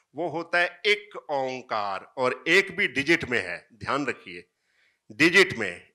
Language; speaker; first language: Hindi; native; Hindi